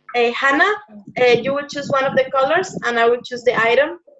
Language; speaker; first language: English; non-native, fluent; Vietnamese